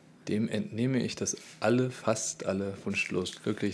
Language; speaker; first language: German; native; German